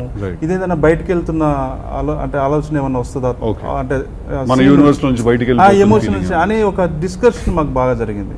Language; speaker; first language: Telugu; native; Telugu